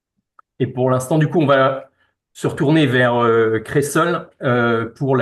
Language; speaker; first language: French; native; French